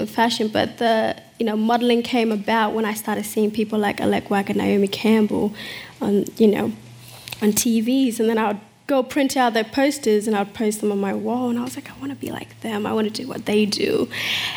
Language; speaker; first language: English; early bilingual, other home language; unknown